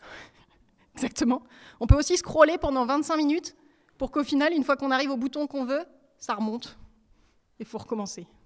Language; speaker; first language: French; native; French